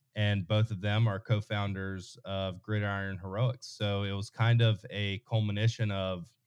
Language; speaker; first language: English; native; English